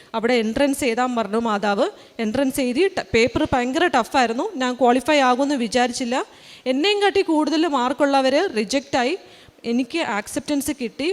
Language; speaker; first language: Malayalam; early bilingual, heritage; Malayalam